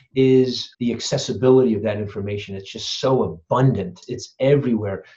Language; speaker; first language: English; native; English